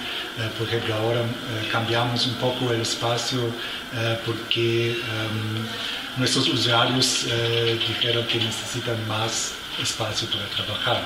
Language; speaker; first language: Spanish; non-native, fluent; German